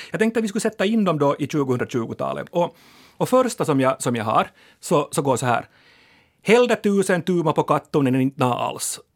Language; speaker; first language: Swedish; native; Swedish